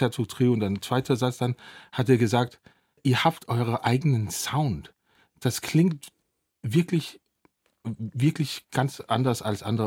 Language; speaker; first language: German; non-native, fluent; Danish